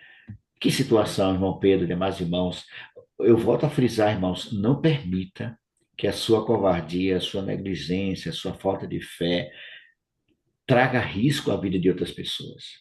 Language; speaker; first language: Portuguese; native; Portuguese